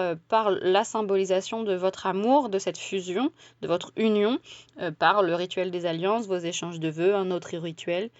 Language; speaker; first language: French; native; French